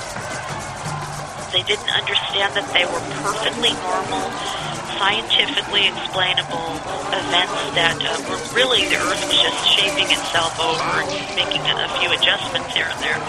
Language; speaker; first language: English; native; English